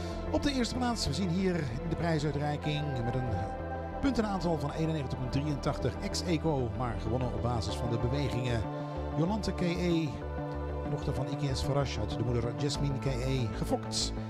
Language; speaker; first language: Dutch; native; Dutch